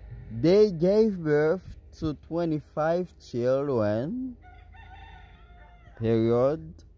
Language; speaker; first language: English; non-native, fluent; Haitian Creole